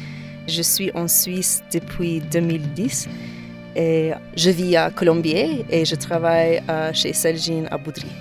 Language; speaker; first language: French; non-native, fluent; English